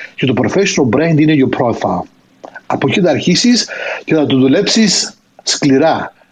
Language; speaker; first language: Greek; early bilingual, heritage; Greek